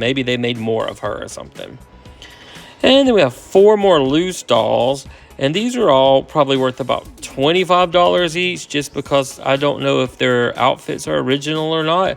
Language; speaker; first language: English; native; English